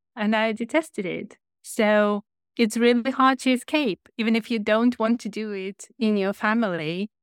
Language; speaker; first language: English; non-native, fluent; Ukrainian